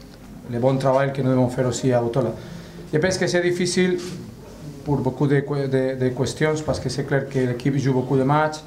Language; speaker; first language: French; non-native, fluent; Spanish